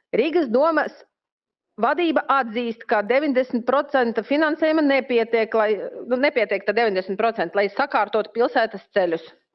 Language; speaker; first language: Latvian; non-native, local second language; Russian